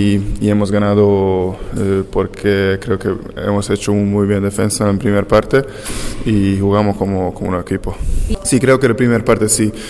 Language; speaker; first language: Spanish; non-native, fluent; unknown